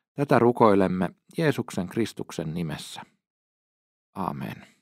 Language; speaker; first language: Finnish; native; Finnish